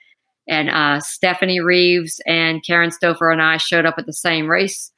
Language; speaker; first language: English; native; English